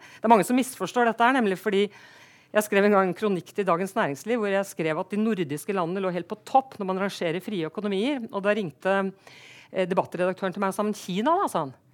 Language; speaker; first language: Norwegian; native; Norwegian